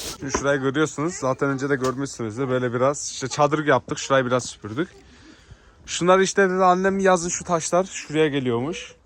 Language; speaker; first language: Turkish; early bilingual, heritage; Turkish